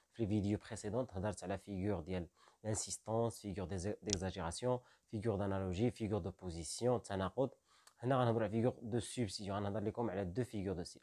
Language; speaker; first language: French; non-native, local second language; Arabic